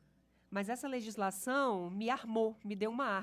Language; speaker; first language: Portuguese; native; Portuguese